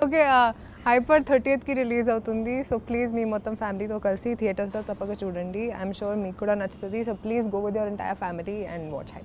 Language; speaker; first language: Telugu; non-native, learner; Hindi